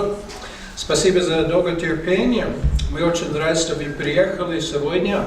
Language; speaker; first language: Russian; non-native, learner; English